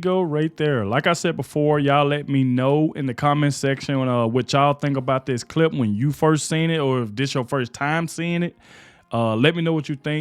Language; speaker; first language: English; native; English